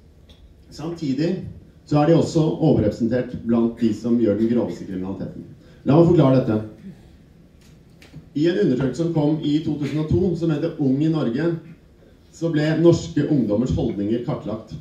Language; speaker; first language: Norwegian; native; Norwegian